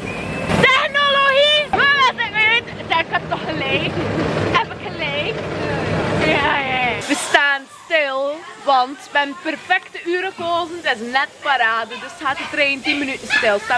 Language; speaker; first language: Dutch; native; Dutch